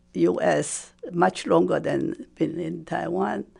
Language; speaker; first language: English; non-native, fluent; Japanese